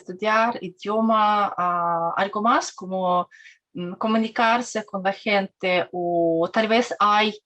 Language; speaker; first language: Spanish; non-native, learner; Russian